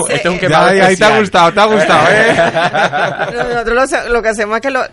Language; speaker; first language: Spanish; native; Spanish